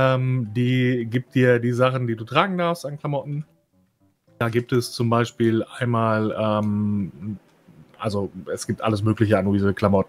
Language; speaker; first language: German; native; German